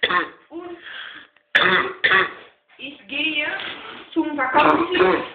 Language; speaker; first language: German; non-native, learner; Dutch